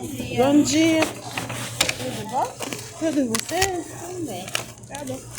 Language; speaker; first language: Portuguese; non-native, learner; Haitian Creole